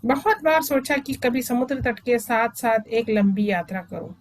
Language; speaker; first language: Hindi; non-native, local second language; Malayalam